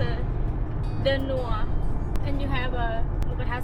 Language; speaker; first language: English; non-native, learner; Thai